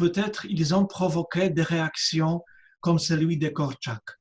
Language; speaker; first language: French; non-native, fluent; Polish